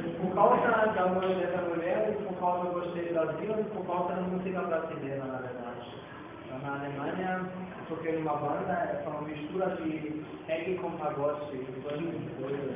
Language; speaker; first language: Portuguese; non-native, fluent; German